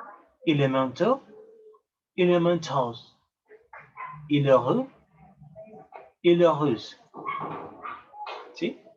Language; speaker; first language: French; non-native, learner; Spanish